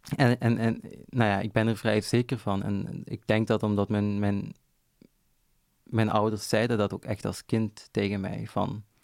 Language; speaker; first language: Dutch; non-native, local second language; Arabic